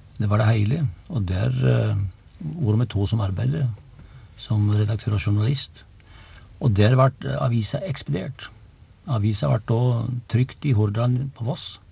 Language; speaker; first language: Norwegian; native; Norwegian